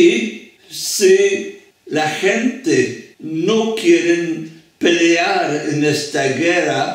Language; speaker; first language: Spanish; non-native, fluent; French